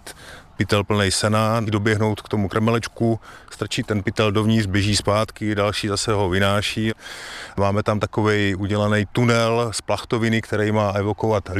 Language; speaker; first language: Czech; native; Czech